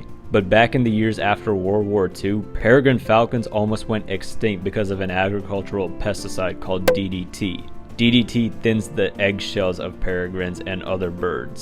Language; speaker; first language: English; native; English